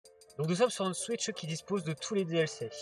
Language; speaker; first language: French; native; French